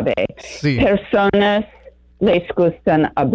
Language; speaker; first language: Spanish; non-native, learner; English